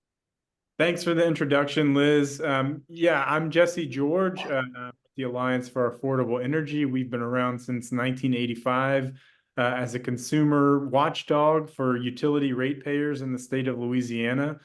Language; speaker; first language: English; native; English